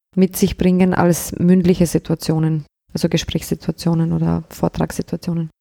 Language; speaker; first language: German; early bilingual, other home language; Bosnian